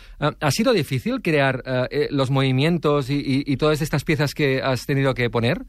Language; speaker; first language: Spanish; non-native, local second language; Catalan